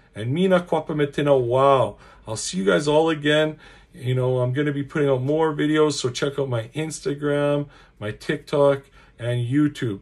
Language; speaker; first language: English; native; English